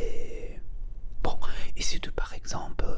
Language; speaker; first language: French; non-native, learner; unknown